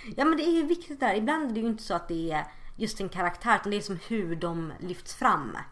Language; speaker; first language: Swedish; native; Swedish